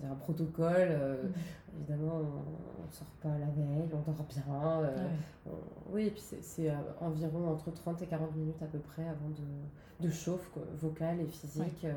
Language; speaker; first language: French; native; French